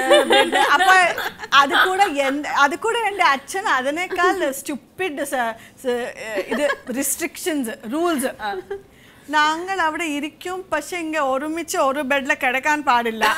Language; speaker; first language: Malayalam; non-native, fluent; Kannada